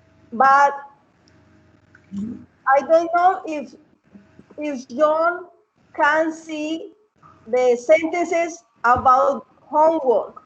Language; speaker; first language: English; non-native, learner; Spanish